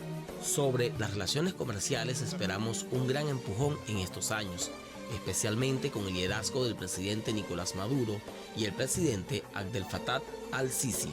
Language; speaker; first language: Spanish; non-native, fluent; Arabic